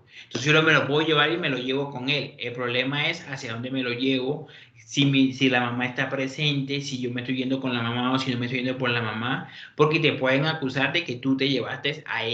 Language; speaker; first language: Spanish; native; Spanish